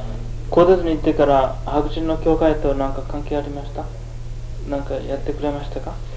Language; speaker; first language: Japanese; early bilingual, heritage; Japanese